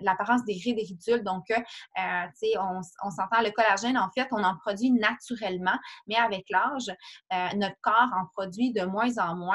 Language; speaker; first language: French; native; French